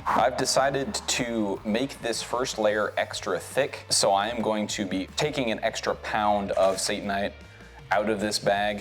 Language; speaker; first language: English; native; English